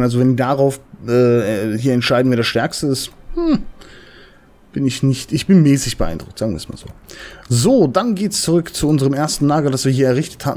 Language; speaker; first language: German; native; German